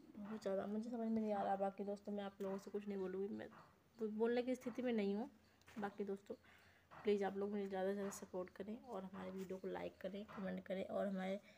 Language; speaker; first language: Hindi; native; Hindi